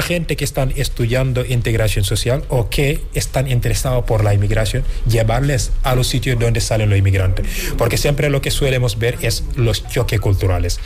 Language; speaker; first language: Spanish; non-native, fluent; Wolof